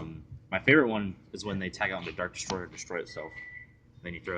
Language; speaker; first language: English; native; English